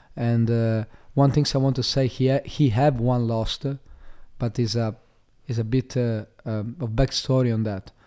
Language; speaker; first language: English; non-native, fluent; Italian